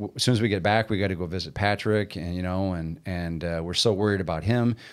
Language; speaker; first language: English; native; English